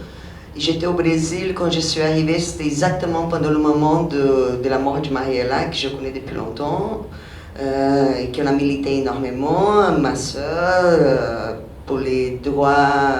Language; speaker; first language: French; non-native, fluent; Portuguese